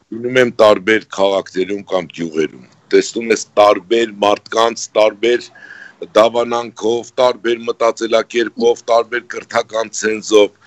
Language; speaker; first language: Armenian; native; Armenian